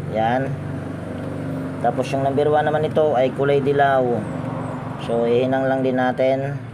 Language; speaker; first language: Filipino; native; Filipino